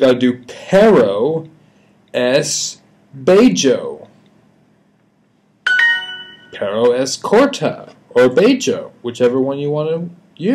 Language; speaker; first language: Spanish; non-native, learner; English